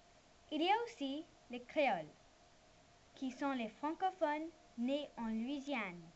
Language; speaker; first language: French; non-native, learner; English